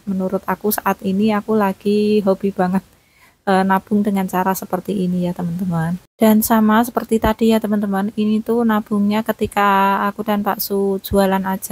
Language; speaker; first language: Indonesian; native; Indonesian